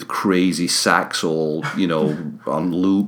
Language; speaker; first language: English; native; English